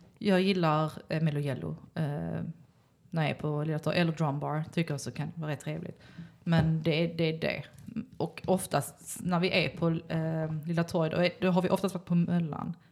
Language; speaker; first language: Swedish; native; Swedish